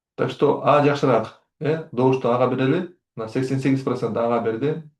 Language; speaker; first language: Russian; non-native, local second language; Kyrgyz